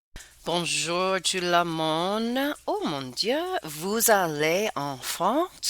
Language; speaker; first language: French; non-native, fluent; English